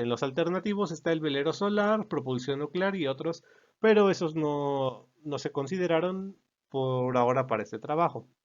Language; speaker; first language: Spanish; native; Spanish